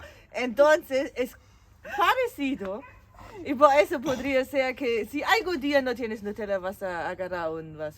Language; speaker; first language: Spanish; non-native, fluent; German